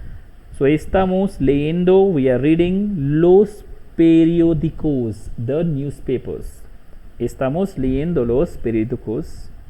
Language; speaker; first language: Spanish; non-native, learner; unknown